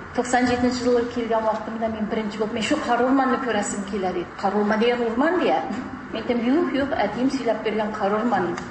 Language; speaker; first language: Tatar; early bilingual, heritage; Tatar